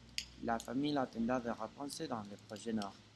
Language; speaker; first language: French; non-native, learner; Spanish